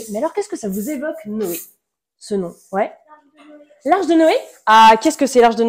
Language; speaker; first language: French; native; French